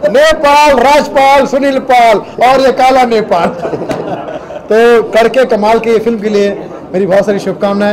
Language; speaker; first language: Hindi; native; Hindi